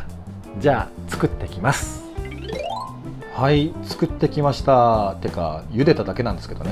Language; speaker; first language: Japanese; native; Japanese